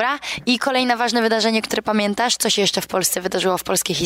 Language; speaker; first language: Polish; native; Polish